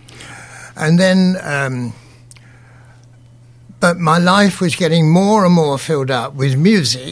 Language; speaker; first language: English; native; English